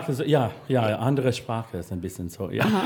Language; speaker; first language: German; non-native, learner; English